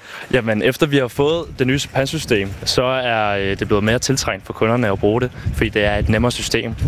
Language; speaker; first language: Danish; native; Danish